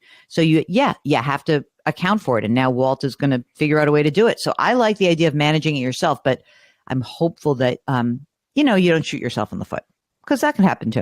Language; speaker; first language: English; native; English